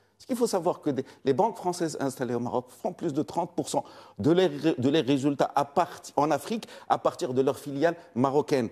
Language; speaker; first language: French; non-native, local second language; Arabic